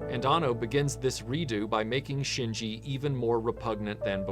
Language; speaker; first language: English; native; English